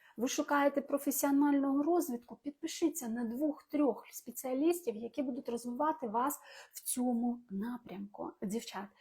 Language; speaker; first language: Ukrainian; non-native, local second language; Russian